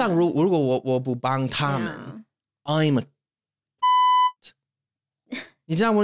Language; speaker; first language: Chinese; non-native, learner; English